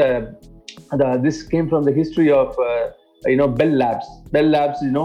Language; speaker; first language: English; non-native, local second language; Tamil